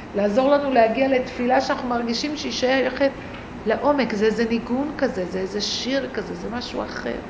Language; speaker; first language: Hebrew; native; Hebrew